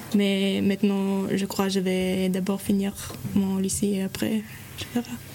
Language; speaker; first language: French; non-native, fluent; German